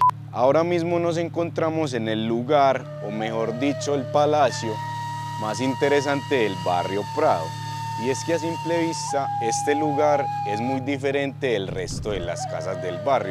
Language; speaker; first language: Spanish; native; Spanish